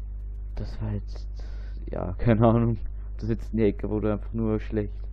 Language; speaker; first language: German; native; German